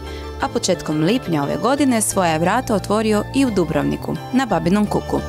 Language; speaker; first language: Croatian; native; Croatian